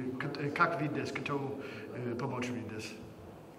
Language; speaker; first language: Russian; non-native, learner; English